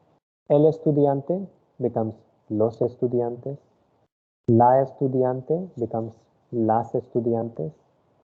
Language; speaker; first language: Spanish; non-native, fluent; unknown